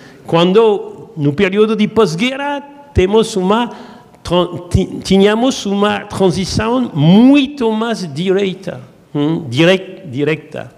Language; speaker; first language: Portuguese; non-native, learner; French